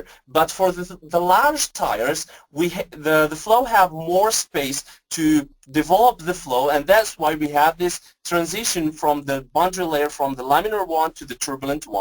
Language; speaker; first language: English; non-native, fluent; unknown